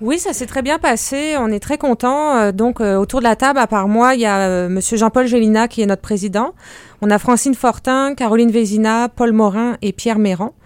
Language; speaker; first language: French; native; French